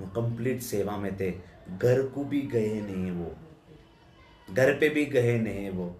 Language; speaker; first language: Hindi; non-native, local second language; Telugu